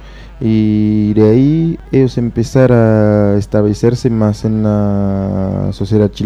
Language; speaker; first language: Spanish; non-native, fluent; Haitian Creole